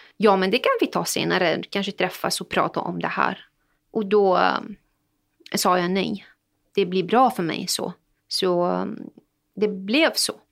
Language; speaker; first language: Swedish; non-native, fluent; Arabic